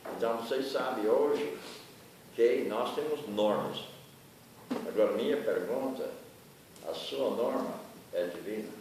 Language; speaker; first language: Portuguese; non-native, fluent; English